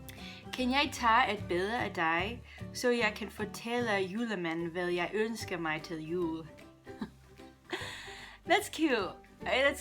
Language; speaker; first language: Danish; non-native, learner; English